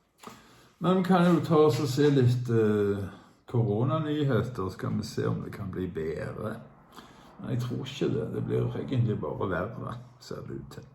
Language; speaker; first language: Norwegian; native; Norwegian